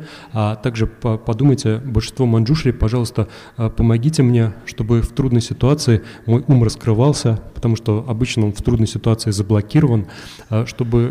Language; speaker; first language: Russian; native; Russian